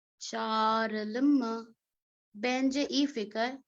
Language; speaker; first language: Turkish; non-native, learner; Urdu